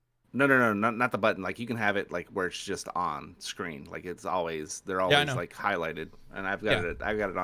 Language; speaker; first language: English; native; English